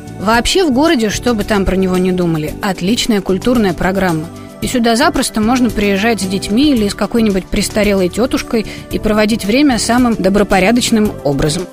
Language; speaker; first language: Russian; native; Russian